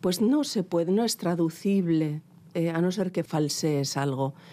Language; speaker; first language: Spanish; non-native, local second language; Basque